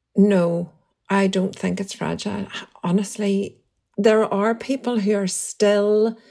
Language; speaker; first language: English; native; English